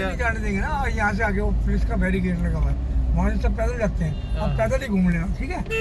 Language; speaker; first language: Hindi; native; Hindi